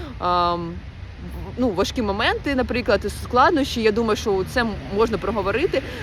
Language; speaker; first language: Ukrainian; non-native, local second language; Russian